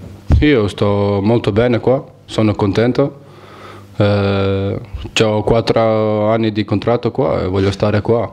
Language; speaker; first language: Italian; non-native, fluent; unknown